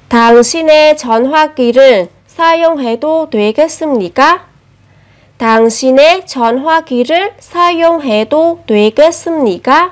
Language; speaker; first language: Korean; non-native, fluent; Vietnamese